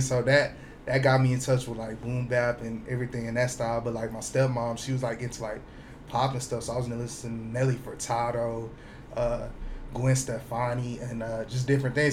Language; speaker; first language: English; native; English